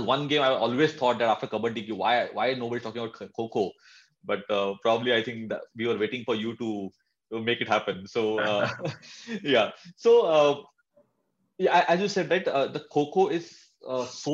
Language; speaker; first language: English; non-native, local second language; Marathi